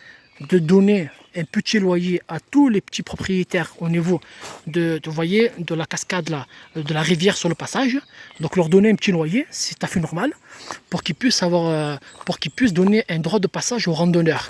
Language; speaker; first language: French; native; French